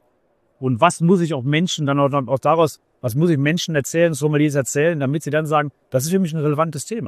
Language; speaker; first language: German; native; German